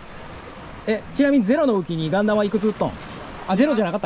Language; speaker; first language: Japanese; native; Japanese